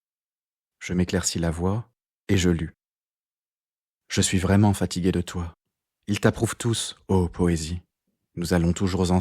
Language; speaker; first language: French; native; French